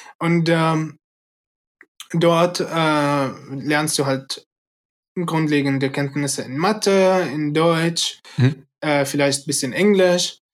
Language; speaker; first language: German; early bilingual, other home language; Arabic